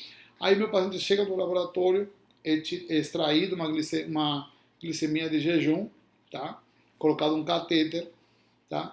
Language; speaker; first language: Portuguese; non-native, fluent; Spanish